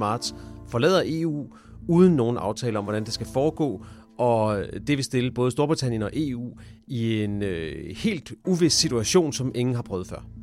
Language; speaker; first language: Danish; native; Danish